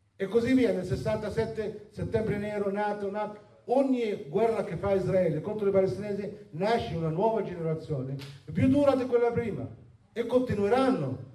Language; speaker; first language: Italian; non-native, fluent; Arabic